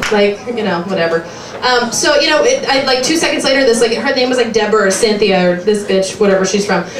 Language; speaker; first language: English; native; English